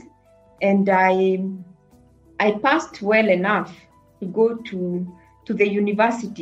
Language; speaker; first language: English; non-native, local second language; Kikuyu